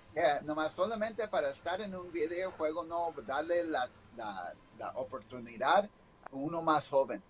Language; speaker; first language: Spanish; early bilingual, heritage; Spanish